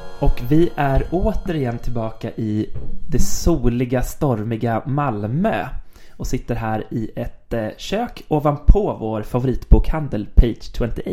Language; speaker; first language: Swedish; native; Swedish